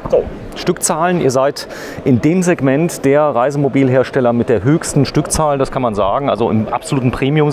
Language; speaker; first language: German; native; German